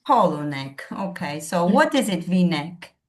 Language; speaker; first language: English; non-native, fluent; Kazakh